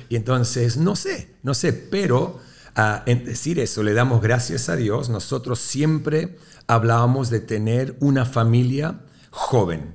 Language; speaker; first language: Spanish; early bilingual, heritage; Spanish